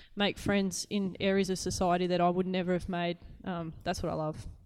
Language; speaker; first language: English; native; English